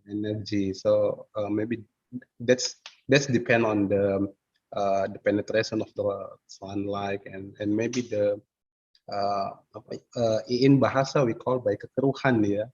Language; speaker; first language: English; non-native, fluent; Indonesian